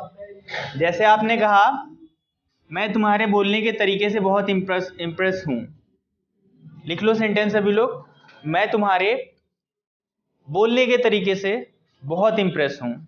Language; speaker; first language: Hindi; native; Hindi